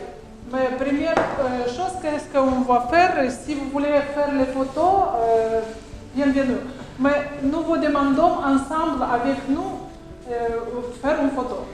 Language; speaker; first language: French; non-native, learner; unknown